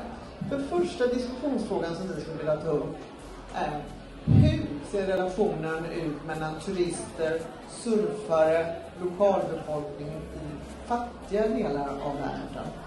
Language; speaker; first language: Swedish; native; Swedish